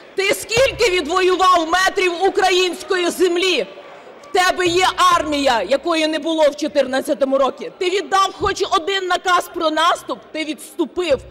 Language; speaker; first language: Ukrainian; native; Ukrainian